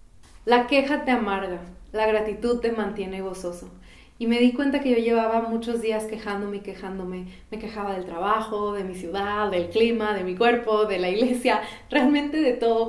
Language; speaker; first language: Spanish; native; Spanish